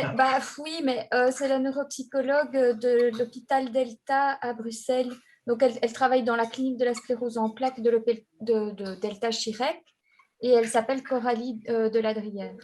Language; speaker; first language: French; native; French